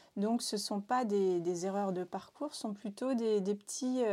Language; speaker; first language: French; native; French